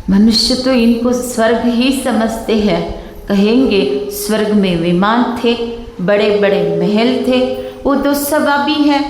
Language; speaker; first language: Hindi; non-native, local second language; Kannada